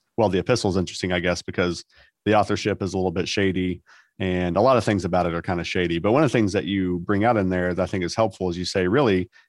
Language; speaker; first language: English; native; English